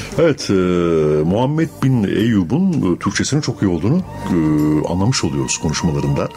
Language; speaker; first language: Turkish; native; Turkish